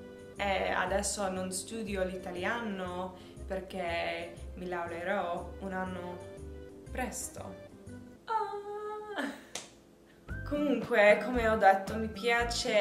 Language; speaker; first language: Italian; non-native, learner; English